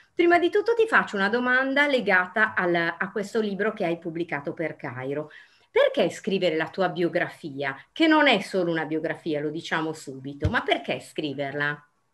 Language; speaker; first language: Italian; native; Italian